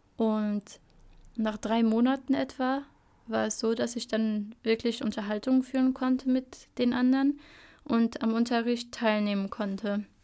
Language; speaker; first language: German; early bilingual, other home language; Albanian